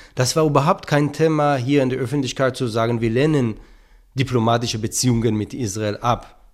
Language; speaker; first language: German; non-native, fluent; Hebrew